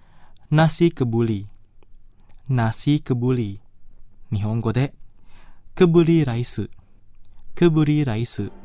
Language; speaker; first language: Japanese; non-native, fluent; Indonesian